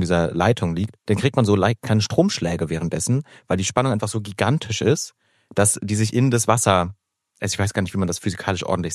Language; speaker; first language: German; native; German